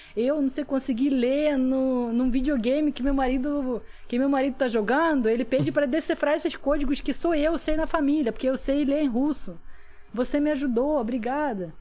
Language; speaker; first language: Portuguese; non-native, fluent; Russian